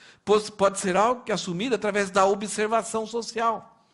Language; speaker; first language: Portuguese; native; Portuguese